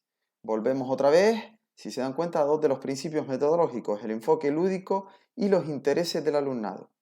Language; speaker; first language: Spanish; native; Spanish